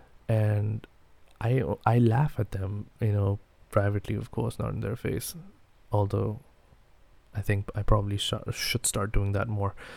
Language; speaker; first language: English; non-native, local second language; Hindi